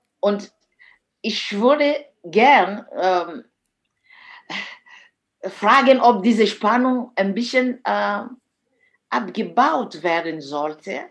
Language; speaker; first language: German; non-native, fluent; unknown